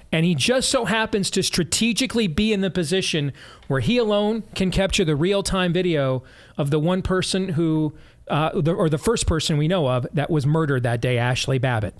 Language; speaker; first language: English; native; English